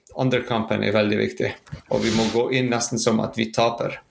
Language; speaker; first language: Norwegian; non-native, fluent; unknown